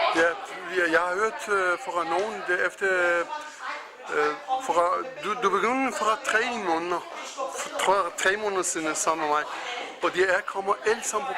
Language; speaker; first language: Danish; non-native, learner; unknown